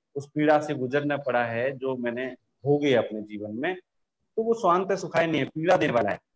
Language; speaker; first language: Hindi; native; Hindi